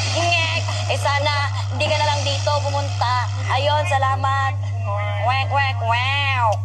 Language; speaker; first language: Filipino; native; Filipino